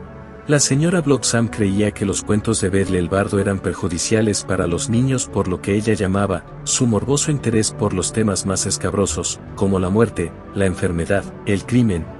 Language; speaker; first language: Spanish; native; Spanish